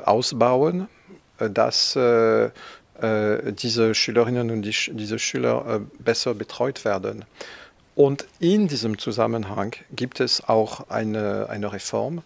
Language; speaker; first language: German; non-native, fluent; French